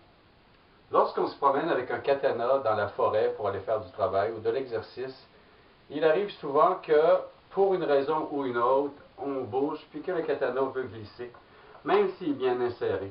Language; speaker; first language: French; native; French